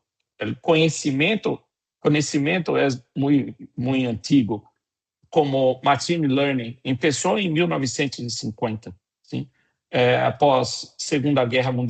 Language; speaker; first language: Portuguese; non-native, fluent; Spanish